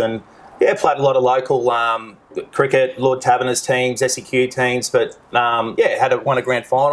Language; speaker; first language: English; native; English